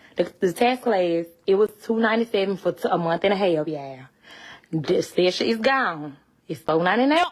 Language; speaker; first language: English; native; English